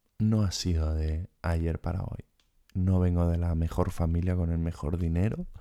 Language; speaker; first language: Spanish; non-native, fluent; German